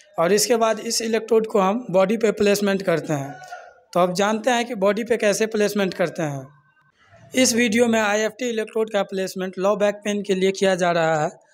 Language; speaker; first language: Hindi; native; Hindi